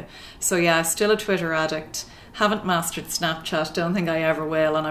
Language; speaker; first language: English; native; English